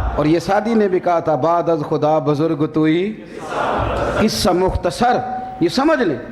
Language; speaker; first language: Urdu; non-native, local second language; Punjabi